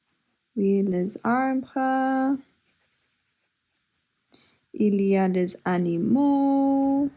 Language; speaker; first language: French; non-native, fluent; English